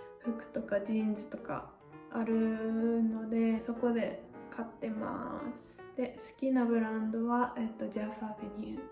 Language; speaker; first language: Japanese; native; Japanese